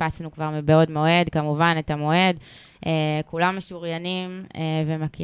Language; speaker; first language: Hebrew; native; Hebrew